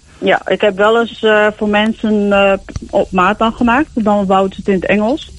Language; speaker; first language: Dutch; early bilingual, other home language; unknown